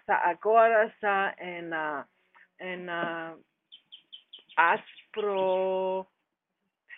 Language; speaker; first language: Greek; non-native, learner; German